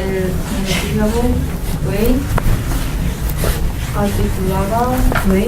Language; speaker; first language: Spanish; non-native, learner; Korean